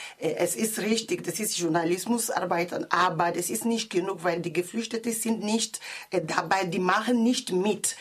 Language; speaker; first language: German; non-native, learner; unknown